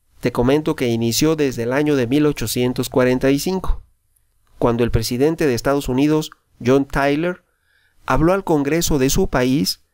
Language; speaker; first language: Spanish; native; Spanish